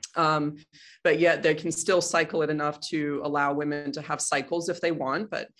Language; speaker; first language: English; native; English